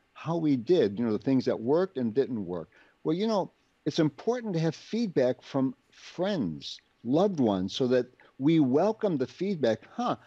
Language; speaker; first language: English; native; English